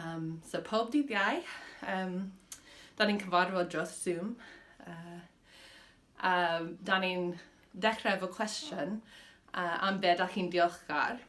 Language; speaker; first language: Welsh; non-native, fluent; English